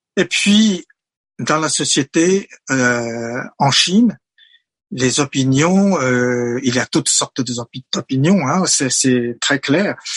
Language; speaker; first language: French; non-native, fluent; Chinese